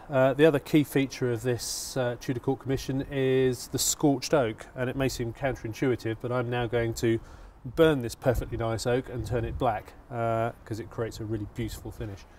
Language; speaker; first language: English; native; English